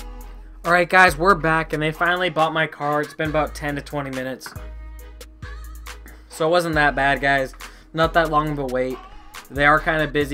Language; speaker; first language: English; native; English